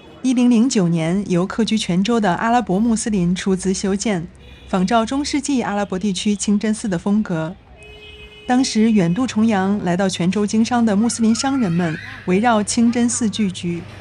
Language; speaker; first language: Chinese; native; Chinese